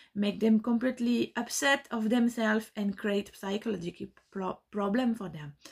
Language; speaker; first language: English; non-native, learner; French